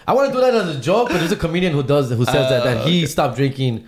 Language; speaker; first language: English; early bilingual, other home language; Spanish